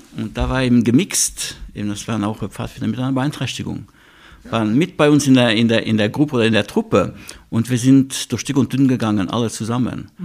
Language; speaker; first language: German; non-native, local second language; Luxembourgish